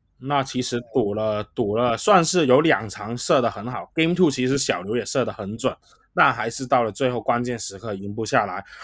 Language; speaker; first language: Chinese; non-native, local second language; Cantonese